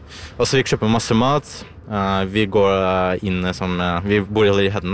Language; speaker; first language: Norwegian; non-native, learner; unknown